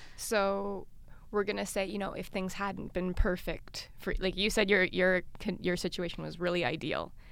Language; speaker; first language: English; native; English